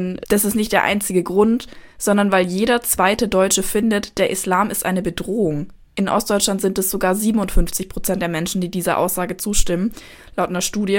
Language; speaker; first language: German; native; German